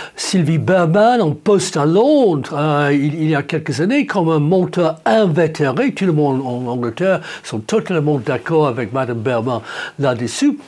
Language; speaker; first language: French; non-native, fluent; English